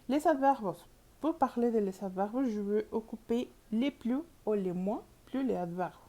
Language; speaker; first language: French; non-native, learner; Spanish